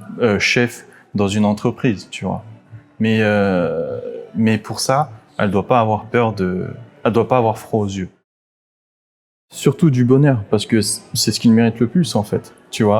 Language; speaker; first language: French; native; French